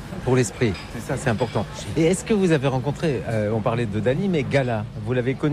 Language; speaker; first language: French; native; French